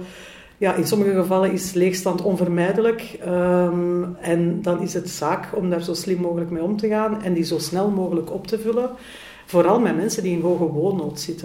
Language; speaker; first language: Dutch; native; Dutch